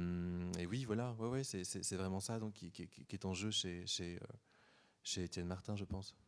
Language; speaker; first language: French; native; French